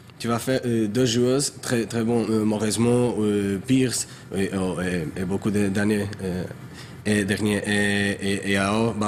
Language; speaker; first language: French; non-native, learner; Portuguese